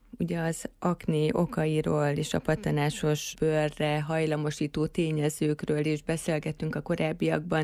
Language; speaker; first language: Hungarian; native; Hungarian